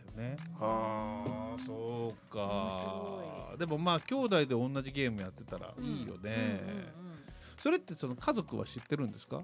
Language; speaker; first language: Japanese; native; Japanese